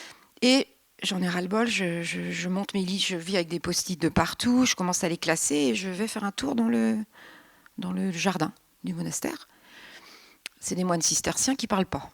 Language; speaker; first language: French; native; French